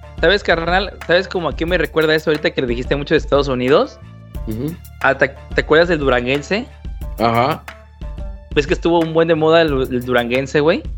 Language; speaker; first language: Spanish; native; Spanish